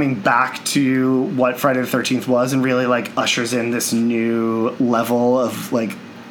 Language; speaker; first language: English; native; English